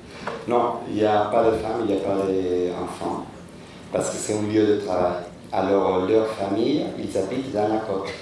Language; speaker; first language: French; non-native, fluent; Spanish